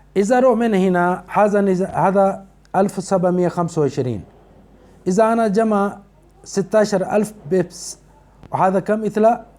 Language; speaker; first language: Arabic; non-native, learner; Urdu